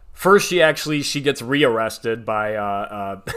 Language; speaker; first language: English; native; English